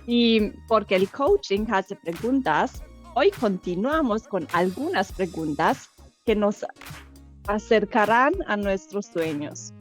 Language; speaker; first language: Spanish; non-native, fluent; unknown